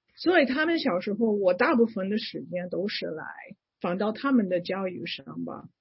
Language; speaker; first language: Chinese; non-native, fluent; English